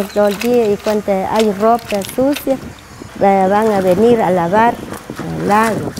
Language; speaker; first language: Spanish; non-native, local second language; Kaqchikel